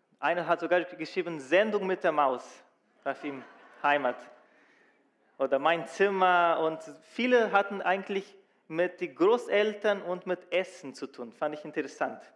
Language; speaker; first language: German; non-native, fluent; Portuguese